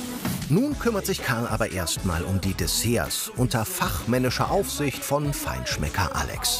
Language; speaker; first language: German; native; German